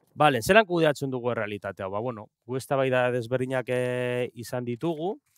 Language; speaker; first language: Basque; non-native, local second language; Spanish